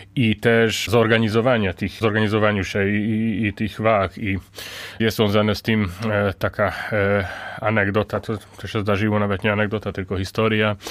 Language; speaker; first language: Polish; non-native, fluent; Hungarian